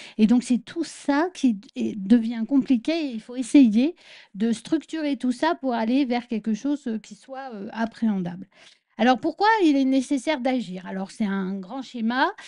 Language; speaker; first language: French; native; French